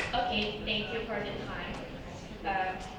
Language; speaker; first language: English; non-native, learner; Indonesian